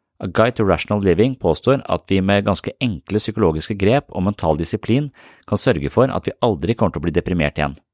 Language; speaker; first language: Norwegian; native; Norwegian